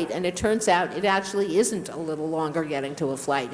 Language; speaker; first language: English; native; English